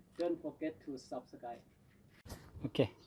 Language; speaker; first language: English; non-native, learner; Thai